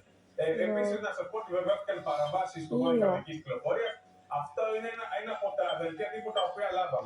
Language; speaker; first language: Greek; native; Greek